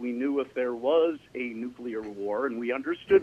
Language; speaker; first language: English; native; English